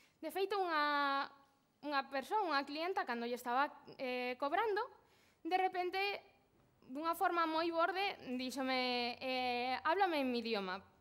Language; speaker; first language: Galician; non-native, local second language; Spanish